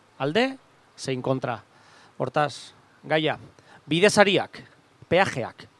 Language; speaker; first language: Basque; native; Basque